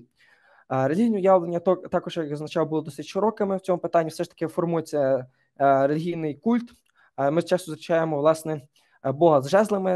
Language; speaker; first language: Ukrainian; native; Ukrainian